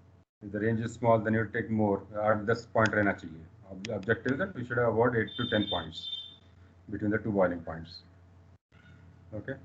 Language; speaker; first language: English; non-native, local second language; Hindi